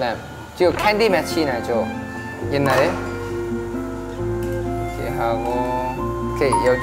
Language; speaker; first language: Korean; non-native, fluent; Thai